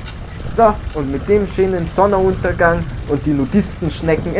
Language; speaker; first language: German; native; German